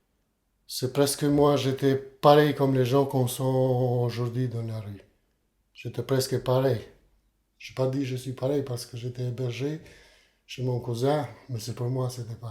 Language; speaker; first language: French; non-native, learner; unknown